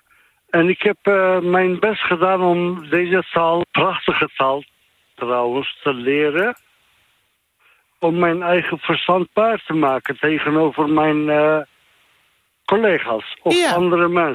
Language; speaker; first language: Dutch; non-native, fluent; Turkish